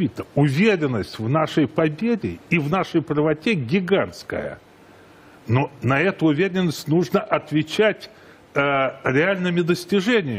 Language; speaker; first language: Russian; native; Russian